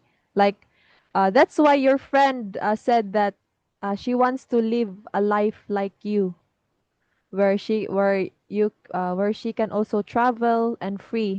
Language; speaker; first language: English; non-native, fluent; Filipino